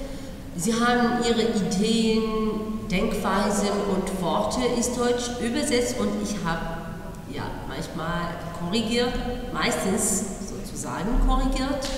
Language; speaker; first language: German; non-native, fluent; Arabic